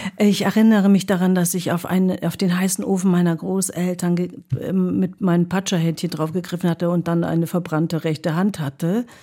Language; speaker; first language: German; early bilingual, other home language; Greek